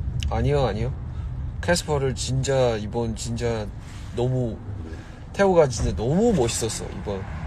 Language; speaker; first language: Korean; non-native, learner; Chinese